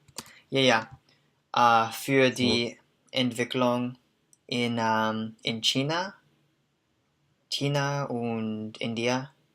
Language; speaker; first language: German; non-native, learner; English